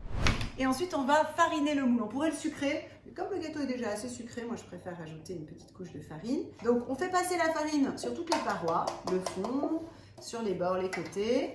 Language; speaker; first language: French; native; French